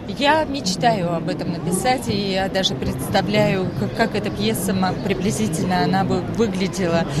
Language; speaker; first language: Russian; non-native, local second language; Armenian